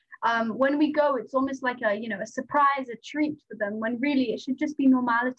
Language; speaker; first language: English; non-native, local second language; Nepali